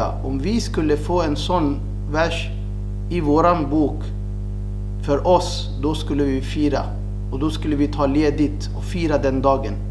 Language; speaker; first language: Swedish; non-native, fluent; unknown